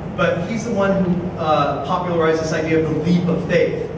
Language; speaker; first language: English; native; English